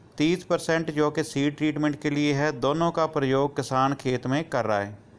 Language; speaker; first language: Hindi; non-native, local second language; Punjabi